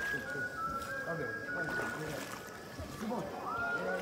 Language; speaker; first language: Italian; non-native, learner; Greek